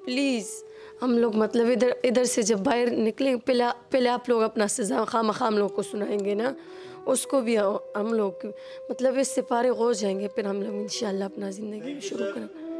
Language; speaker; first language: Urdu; non-native, local second language; Pashto